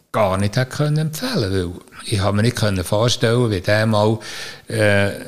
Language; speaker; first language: German; native; German